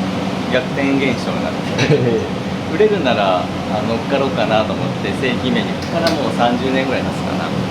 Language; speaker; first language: Japanese; native; Japanese